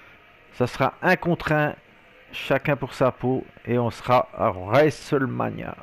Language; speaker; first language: French; native; French